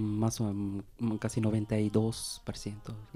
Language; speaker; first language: Spanish; non-native, learner; Bangla